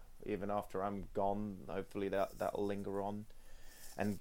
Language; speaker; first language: English; non-native, local second language; Sinhala